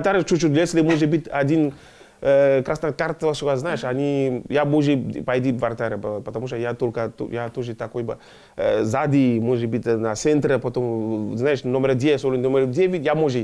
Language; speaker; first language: Russian; non-native, learner; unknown